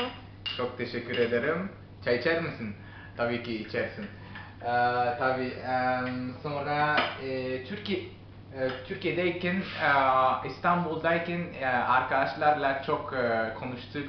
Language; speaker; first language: Turkish; non-native, learner; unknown